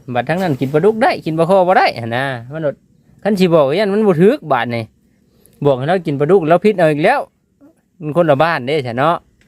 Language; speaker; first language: Thai; native; Thai